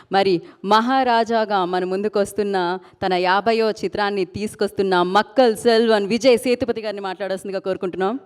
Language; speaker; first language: Telugu; native; Telugu